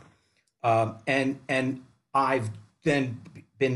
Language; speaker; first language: English; native; English